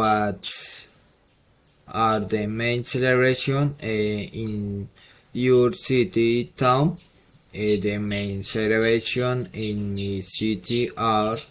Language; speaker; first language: English; non-native, learner; Spanish